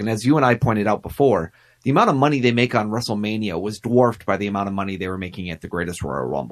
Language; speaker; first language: English; native; English